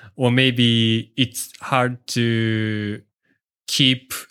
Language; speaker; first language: English; non-native, learner; Japanese